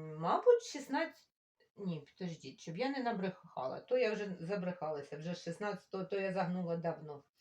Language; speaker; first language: Ukrainian; non-native, local second language; Russian